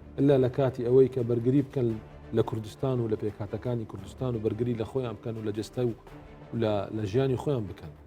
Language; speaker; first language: Central Kurdish; non-native, local second language; Assyrian Neo-Aramaic